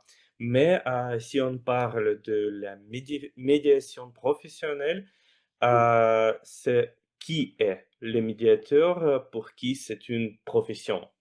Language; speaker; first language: French; non-native, fluent; Russian